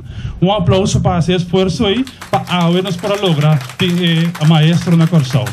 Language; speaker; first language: Portuguese; non-native, learner; Papiamento